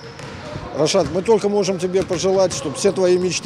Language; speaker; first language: Russian; native; Russian